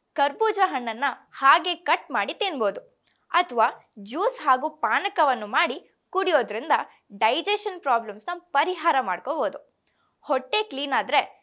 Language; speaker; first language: Kannada; native; Kannada